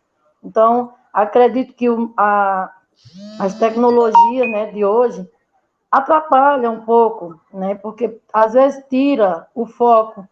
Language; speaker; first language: Portuguese; native; Portuguese